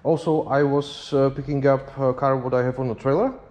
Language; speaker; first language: English; non-native, learner; Czech